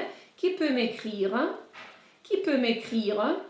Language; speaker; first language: French; non-native, fluent; Russian